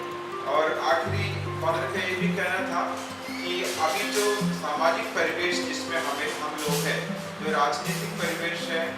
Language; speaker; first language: Hindi; native; Hindi